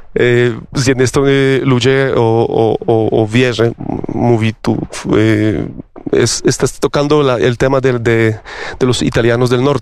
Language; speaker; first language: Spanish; non-native, fluent; Polish